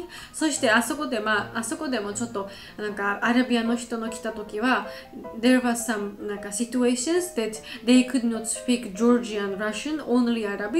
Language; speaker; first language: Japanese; non-native, learner; Georgian